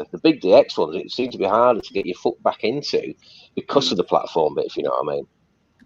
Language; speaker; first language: English; native; English